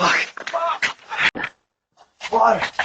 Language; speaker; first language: English; native; English